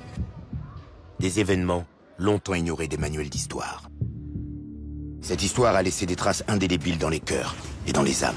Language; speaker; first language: French; native; French